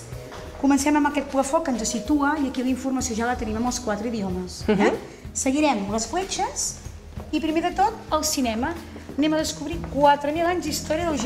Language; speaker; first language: Catalan; native; Catalan